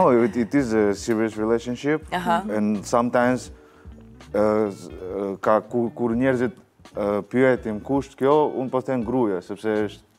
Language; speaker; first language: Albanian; non-native, learner; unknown